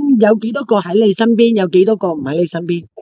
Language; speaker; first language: Cantonese; native; Cantonese